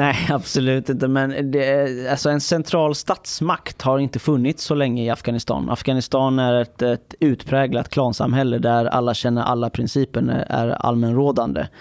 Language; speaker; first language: Swedish; early bilingual, other home language; Persian